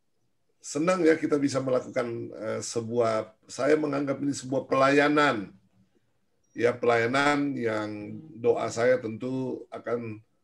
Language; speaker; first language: Indonesian; native; Indonesian